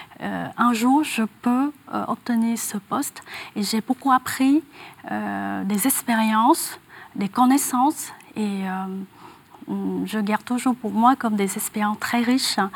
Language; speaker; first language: French; non-native, fluent; Vietnamese